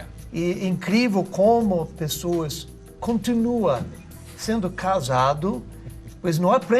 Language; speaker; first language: Portuguese; non-native, learner; English